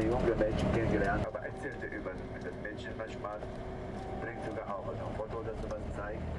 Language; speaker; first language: German; non-native, fluent; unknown